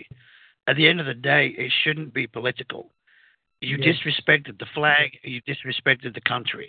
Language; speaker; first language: English; native; English